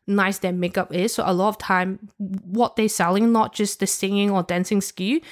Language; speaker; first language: English; non-native, local second language; Cantonese